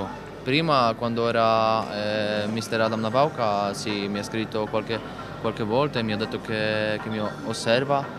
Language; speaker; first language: Italian; non-native, learner; Polish